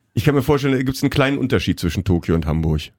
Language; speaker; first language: German; native; German